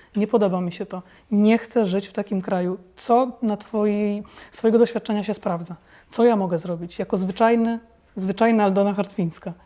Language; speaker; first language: Polish; native; Polish